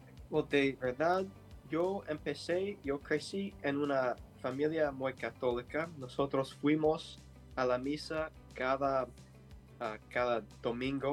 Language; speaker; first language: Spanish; non-native, learner; English